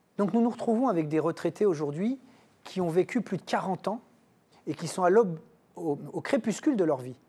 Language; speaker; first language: French; native; French